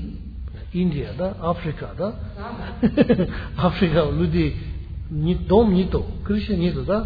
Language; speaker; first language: Russian; non-native, learner; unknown